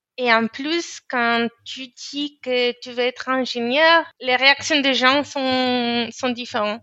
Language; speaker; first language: French; non-native, fluent; Spanish